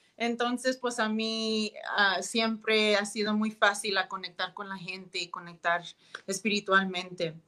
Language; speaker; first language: Spanish; early bilingual, heritage; Spanish